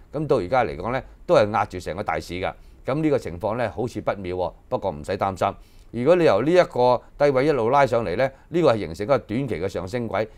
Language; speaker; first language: Cantonese; native; Cantonese